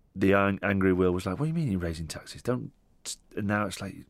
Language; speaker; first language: English; non-native, local second language; Italian